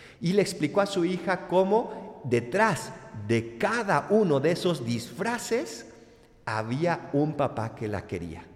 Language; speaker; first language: Spanish; native; Spanish